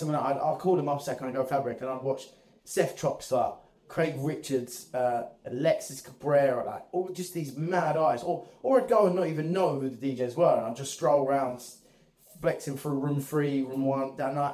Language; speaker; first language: English; native; English